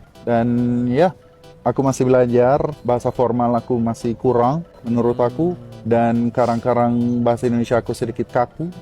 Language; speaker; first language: Indonesian; non-native, fluent; Swedish